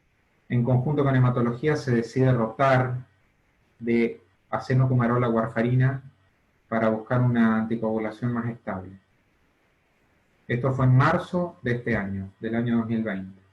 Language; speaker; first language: Spanish; native; Spanish